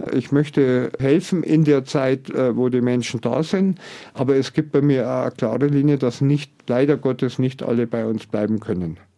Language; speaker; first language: German; native; German